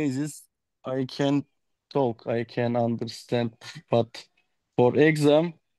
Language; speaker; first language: English; non-native, fluent; Turkish